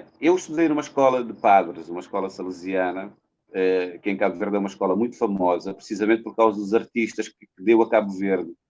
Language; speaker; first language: Portuguese; non-native, local second language; Kabuverdianu